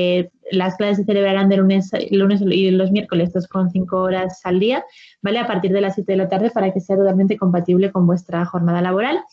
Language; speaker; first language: Spanish; native; Spanish